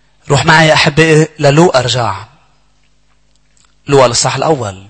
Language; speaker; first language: Arabic; native; Arabic